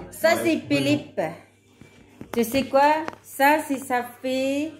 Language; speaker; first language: French; non-native, learner; Filipino